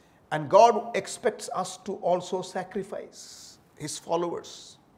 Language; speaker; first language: English; non-native, local second language; Tamil